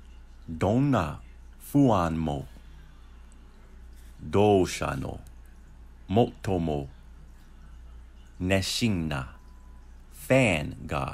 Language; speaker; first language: Japanese; non-native, learner; English